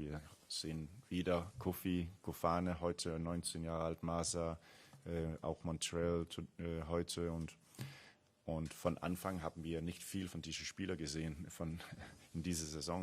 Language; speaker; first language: German; non-native, learner; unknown